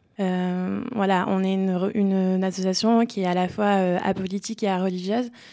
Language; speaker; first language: French; native; French